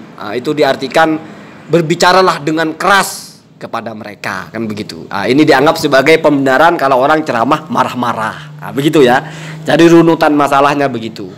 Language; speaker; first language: Indonesian; non-native, local second language; Madurese